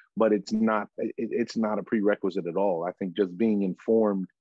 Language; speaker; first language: English; native; English